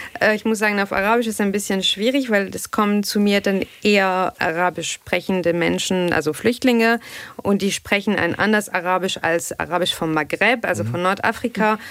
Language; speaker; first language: German; non-native, fluent; Arabic